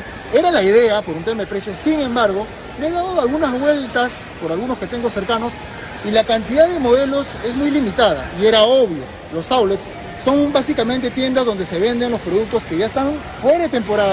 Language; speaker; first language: Spanish; native; Spanish